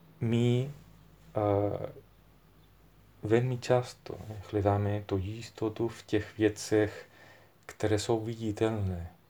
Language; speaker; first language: Czech; non-native, fluent; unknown